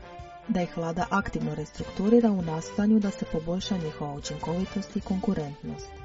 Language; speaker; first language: Croatian; native; Croatian